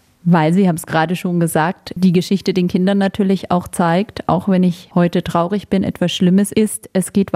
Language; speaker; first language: German; native; German